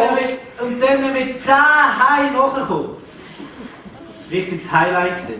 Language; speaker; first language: German; native; German